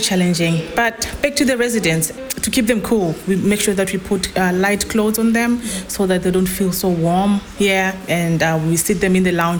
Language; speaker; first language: English; non-native, local second language; Shona